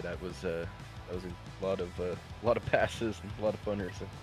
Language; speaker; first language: English; native; English